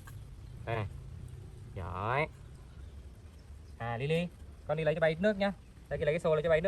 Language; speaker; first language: Vietnamese; native; Vietnamese